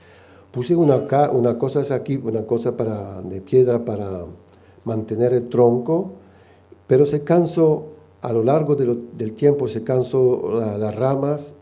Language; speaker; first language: Spanish; non-native, fluent; French